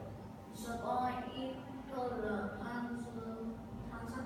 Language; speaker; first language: English; non-native, learner; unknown